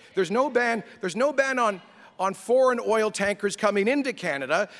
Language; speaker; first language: English; native; English